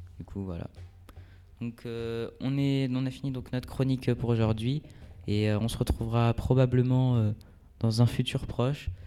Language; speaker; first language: French; native; French